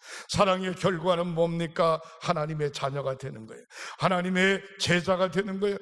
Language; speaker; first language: Korean; native; Korean